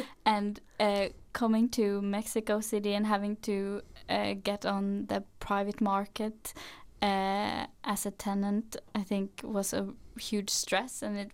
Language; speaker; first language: English; non-native, fluent; Norwegian